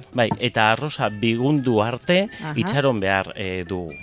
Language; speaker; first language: Basque; non-native, local second language; Spanish